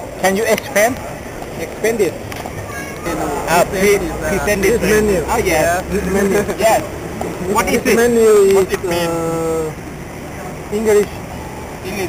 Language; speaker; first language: English; non-native, learner; Thai